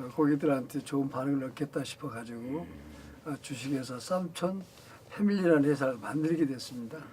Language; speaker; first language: Korean; native; Korean